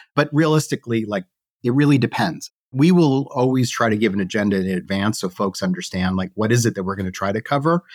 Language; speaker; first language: English; native; English